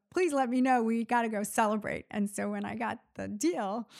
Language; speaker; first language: English; early bilingual, other home language; Arabic